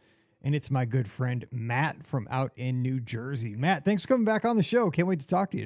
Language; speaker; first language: English; native; English